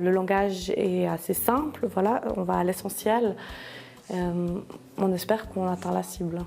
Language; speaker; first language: French; native; French